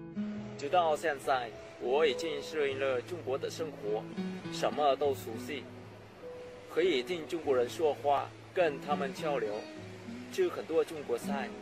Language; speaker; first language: Chinese; non-native, learner; Vietnamese